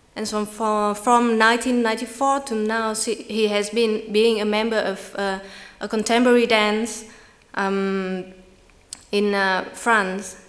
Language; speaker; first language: English; non-native, fluent; Vietnamese